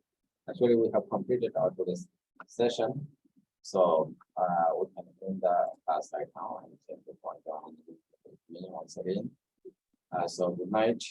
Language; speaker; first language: English; non-native, fluent; Bangla